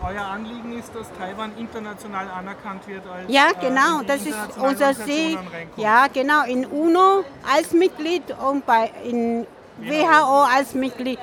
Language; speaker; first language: German; non-native, learner; Min Nan Chinese